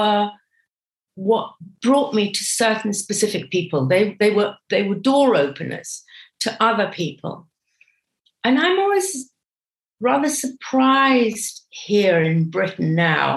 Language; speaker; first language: English; native; English